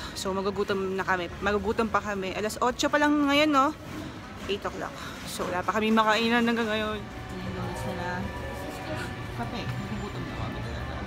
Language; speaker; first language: Filipino; native; Filipino